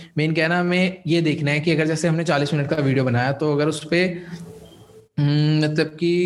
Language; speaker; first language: Hindi; native; Hindi